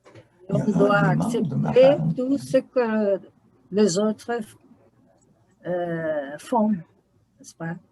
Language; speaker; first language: French; non-native, learner; Portuguese